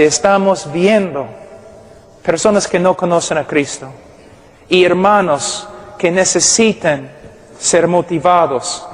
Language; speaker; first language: Spanish; non-native, fluent; English